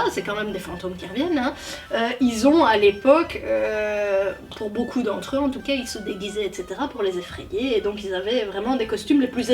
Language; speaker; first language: French; native; French